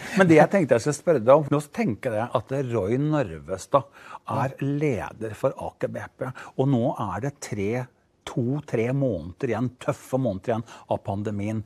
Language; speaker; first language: Norwegian; native; Norwegian